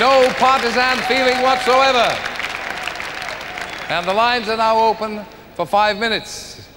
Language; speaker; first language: English; native; English